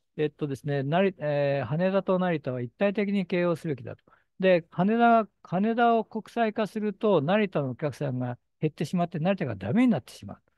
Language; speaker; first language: Japanese; native; Japanese